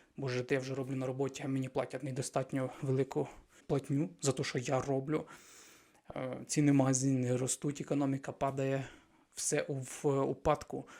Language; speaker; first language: Ukrainian; non-native, local second language; Russian